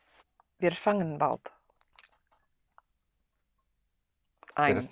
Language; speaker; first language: German; non-native, learner; English